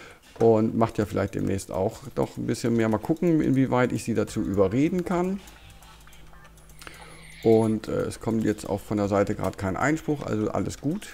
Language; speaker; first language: German; native; German